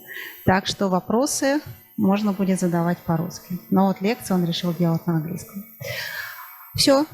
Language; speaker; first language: Russian; native; Russian